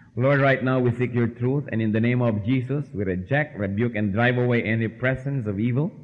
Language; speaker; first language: English; non-native, local second language; Filipino